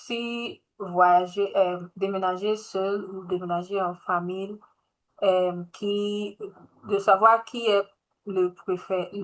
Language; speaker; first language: French; non-native, learner; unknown